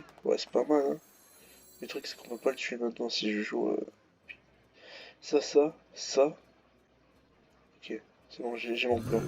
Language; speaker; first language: French; native; French